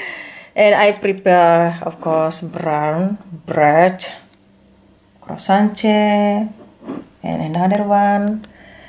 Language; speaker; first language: English; non-native, learner; Indonesian